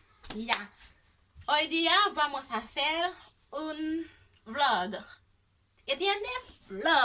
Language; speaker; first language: Spanish; non-native, learner; Haitian Creole